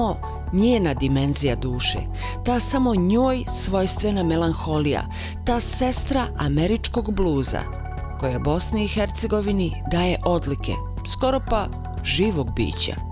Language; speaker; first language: Bosnian; native; Bosnian